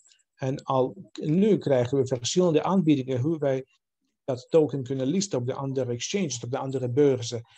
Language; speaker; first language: Dutch; non-native, fluent; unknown